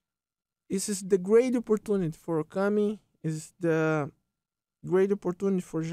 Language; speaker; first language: English; non-native, learner; Portuguese